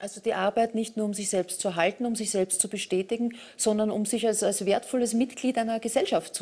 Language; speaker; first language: German; native; German